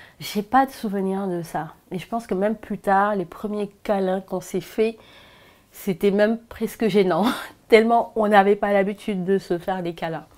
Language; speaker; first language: French; non-native, local second language; Wolof